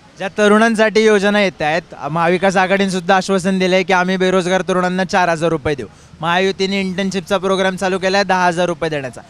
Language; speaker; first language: Marathi; native; Marathi